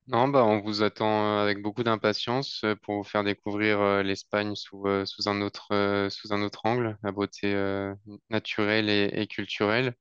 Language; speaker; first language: French; native; French